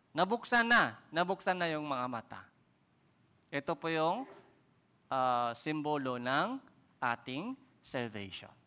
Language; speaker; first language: Filipino; non-native, fluent; Korean